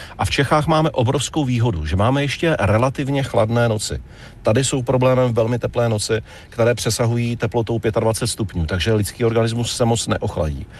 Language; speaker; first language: Czech; native; Czech